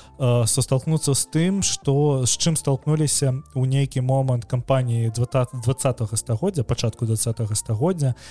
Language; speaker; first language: Belarusian; non-native, local second language; Russian